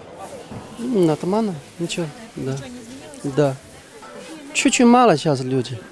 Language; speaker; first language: Russian; non-native, local second language; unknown